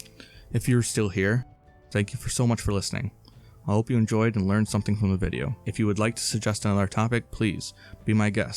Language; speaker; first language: English; native; English